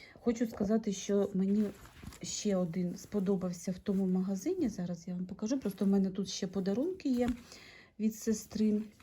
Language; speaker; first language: Ukrainian; non-native, local second language; Russian